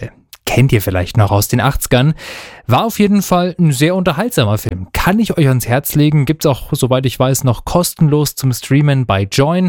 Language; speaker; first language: German; native; German